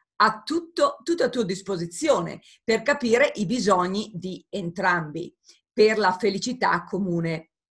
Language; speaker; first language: Italian; early bilingual, heritage; Italian